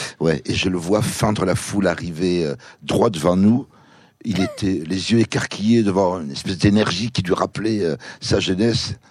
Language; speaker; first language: French; early bilingual, other home language; Kabyle